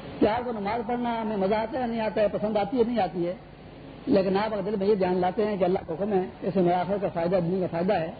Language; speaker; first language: Urdu; non-native, local second language; Pashto